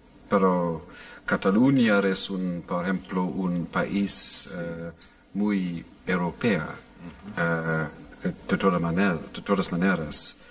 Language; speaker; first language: Spanish; non-native, fluent; English